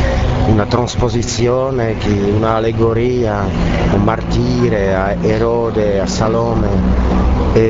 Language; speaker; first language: Italian; non-native, learner; Czech